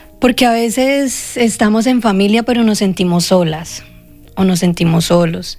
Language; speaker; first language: Spanish; native; Spanish